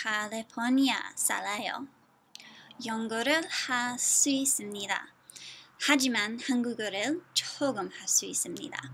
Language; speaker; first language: Korean; non-native, learner; English